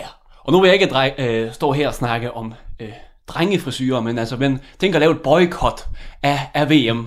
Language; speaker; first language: Danish; native; Danish